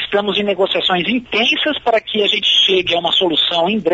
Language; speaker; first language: Portuguese; native; Portuguese